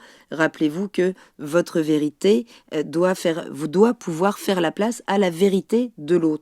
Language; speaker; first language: French; native; French